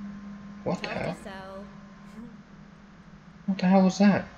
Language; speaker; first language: English; native; English